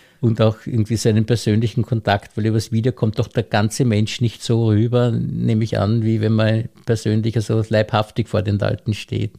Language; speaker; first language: German; native; German